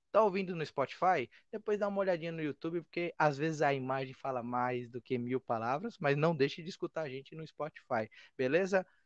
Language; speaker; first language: Portuguese; native; Portuguese